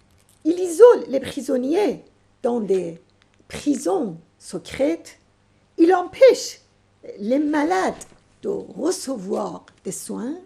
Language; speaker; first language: French; non-native, fluent; Persian